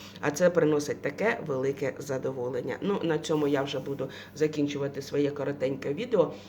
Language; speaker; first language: Ukrainian; non-native, local second language; Russian